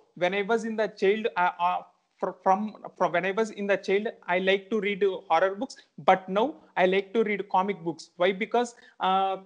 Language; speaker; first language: English; non-native, local second language; Telugu